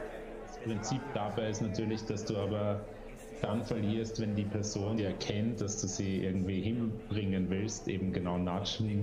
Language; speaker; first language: German; native; German